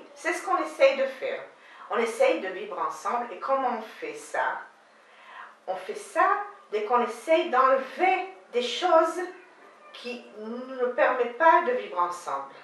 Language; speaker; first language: French; non-native, learner; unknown